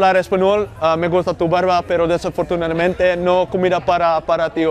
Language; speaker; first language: Spanish; non-native, learner; Dutch